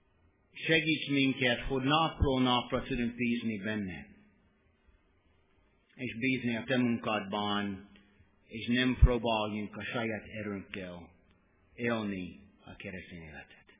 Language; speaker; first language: Hungarian; non-native, learner; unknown